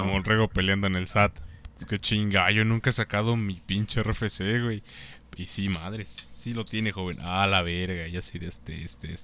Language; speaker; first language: Spanish; native; Spanish